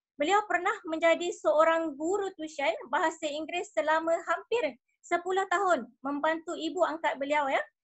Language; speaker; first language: Malay; native; Malay